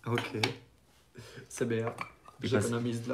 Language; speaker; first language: French; native; French